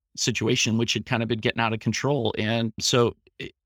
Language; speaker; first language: English; native; English